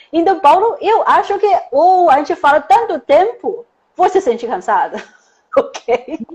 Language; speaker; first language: Portuguese; non-native, fluent; Chinese